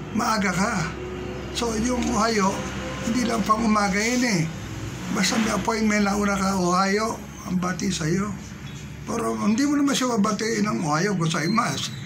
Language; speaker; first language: Filipino; native; Filipino